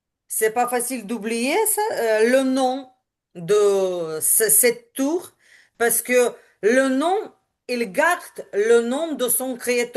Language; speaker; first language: French; non-native, learner; Ukrainian